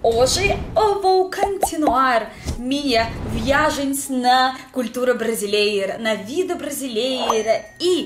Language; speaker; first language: Portuguese; non-native, learner; Russian